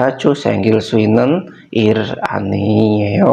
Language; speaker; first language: Korean; non-native, fluent; Indonesian